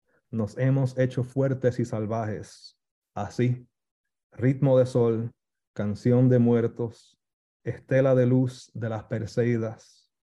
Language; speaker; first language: Spanish; early bilingual, heritage; Spanish